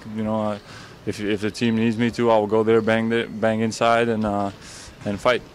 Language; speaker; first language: English; non-native, fluent; Latvian